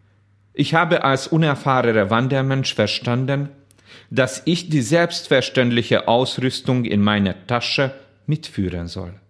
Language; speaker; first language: German; non-native, fluent; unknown